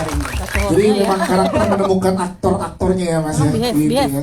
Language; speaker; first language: Indonesian; native; Indonesian